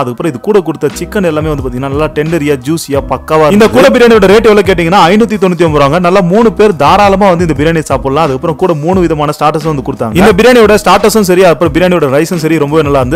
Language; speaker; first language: Tamil; native; Tamil